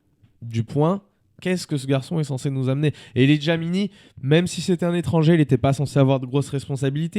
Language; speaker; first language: French; native; French